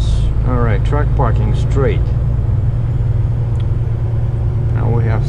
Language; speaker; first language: English; non-native, fluent; Russian